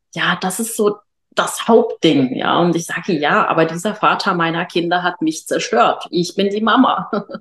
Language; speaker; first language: German; early bilingual, other home language; Arabic